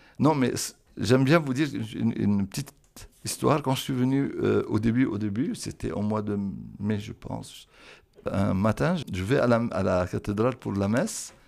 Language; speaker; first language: French; non-native, local second language; Arabic